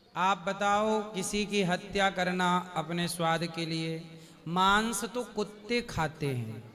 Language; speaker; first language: Hindi; native; Hindi